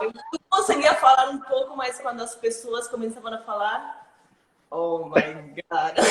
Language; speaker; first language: Portuguese; non-native, fluent; Spanish